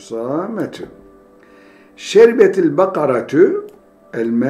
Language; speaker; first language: Arabic; non-native, fluent; Turkish